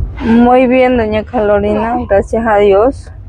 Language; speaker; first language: Spanish; native; Spanish